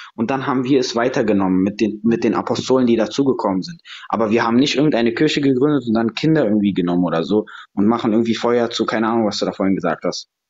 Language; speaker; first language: German; early bilingual, other home language; Serbian